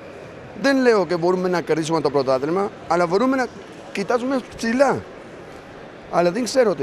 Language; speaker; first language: Greek; non-native, learner; Spanish